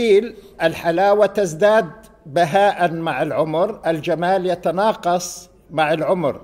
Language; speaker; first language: Arabic; native; Arabic